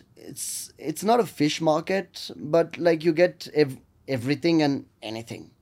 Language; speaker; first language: English; non-native, fluent; French